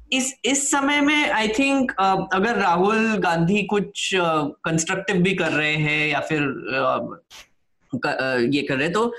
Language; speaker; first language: Hindi; non-native, local second language; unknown